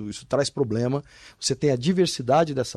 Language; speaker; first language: Portuguese; native; Portuguese